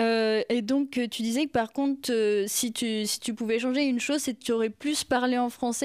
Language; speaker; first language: French; native; French